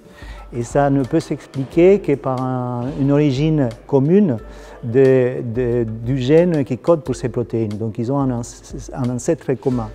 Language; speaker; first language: French; non-native, fluent; Spanish